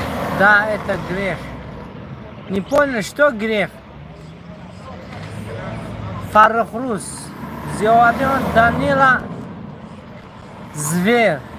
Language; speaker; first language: Russian; non-native, local second language; Tajik